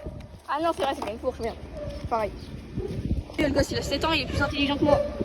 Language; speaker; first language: French; native; French